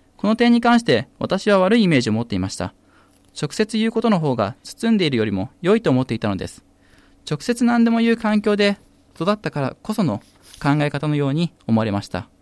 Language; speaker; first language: Japanese; native; Japanese